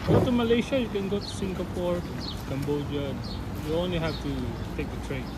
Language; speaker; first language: English; non-native, learner; Filipino